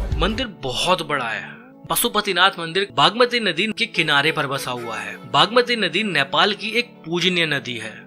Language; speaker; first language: Hindi; native; Hindi